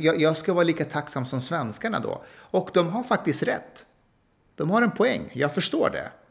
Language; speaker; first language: Swedish; early bilingual, other home language; Persian